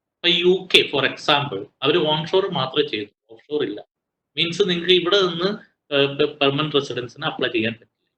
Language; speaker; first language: Malayalam; native; Malayalam